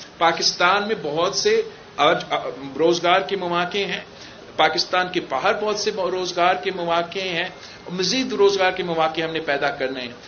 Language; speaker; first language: Urdu; non-native, local second language; English